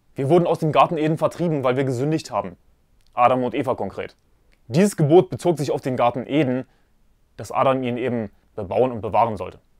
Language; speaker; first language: German; native; German